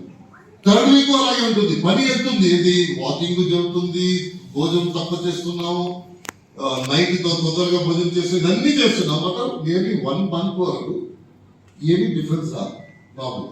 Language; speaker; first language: Telugu; non-native, fluent; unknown